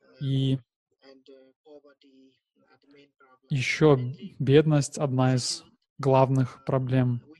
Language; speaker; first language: Russian; non-native, learner; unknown